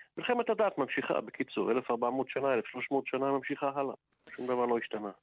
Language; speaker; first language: Hebrew; native; Hebrew